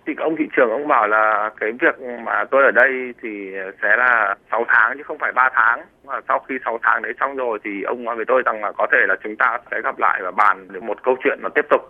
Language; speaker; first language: Vietnamese; native; Vietnamese